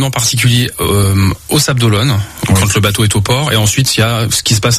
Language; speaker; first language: French; native; French